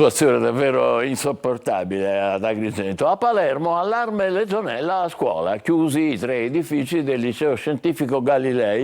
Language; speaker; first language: Italian; native; Italian